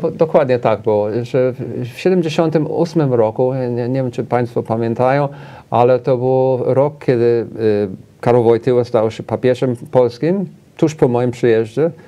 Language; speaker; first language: Polish; non-native, fluent; English